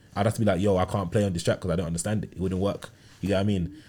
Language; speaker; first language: English; early bilingual, other home language; Yoruba